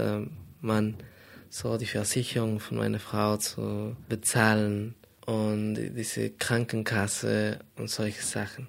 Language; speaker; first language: German; non-native, fluent; Spanish